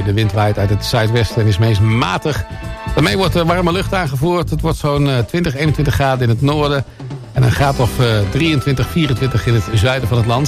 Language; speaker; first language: Dutch; native; Dutch